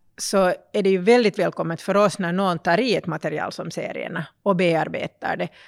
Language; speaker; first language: Swedish; native; Swedish